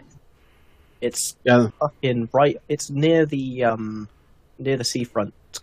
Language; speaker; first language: English; native; English